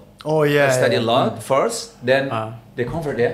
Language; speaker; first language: English; non-native, learner; Indonesian